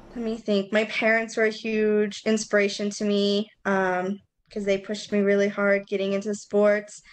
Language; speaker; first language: English; native; English